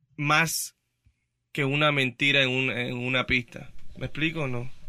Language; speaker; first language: Spanish; early bilingual, heritage; Spanish